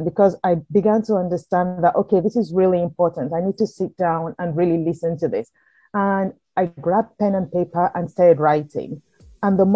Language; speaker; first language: English; non-native, local second language; Yoruba